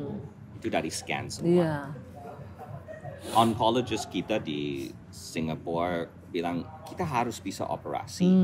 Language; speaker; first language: Indonesian; non-native, fluent; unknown